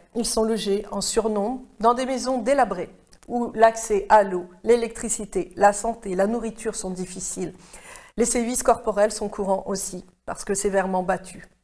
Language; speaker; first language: French; native; French